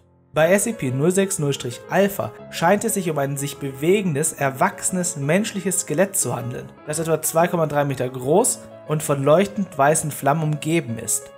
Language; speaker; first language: German; native; German